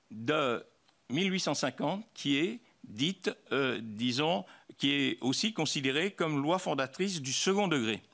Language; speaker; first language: French; native; French